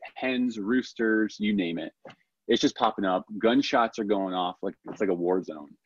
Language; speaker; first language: English; native; English